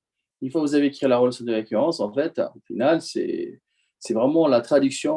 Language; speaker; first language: French; native; French